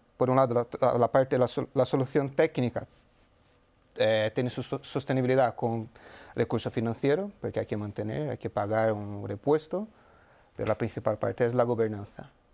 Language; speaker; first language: Spanish; non-native, fluent; Portuguese